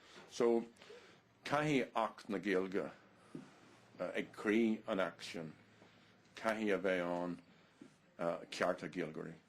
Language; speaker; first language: Irish; non-native, learner; English